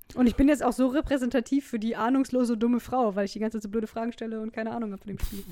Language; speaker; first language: German; native; German